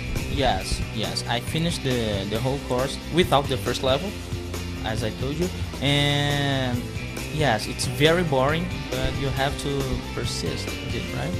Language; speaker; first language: English; non-native, fluent; Portuguese